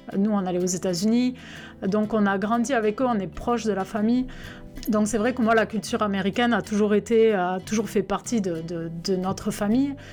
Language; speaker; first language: French; native; French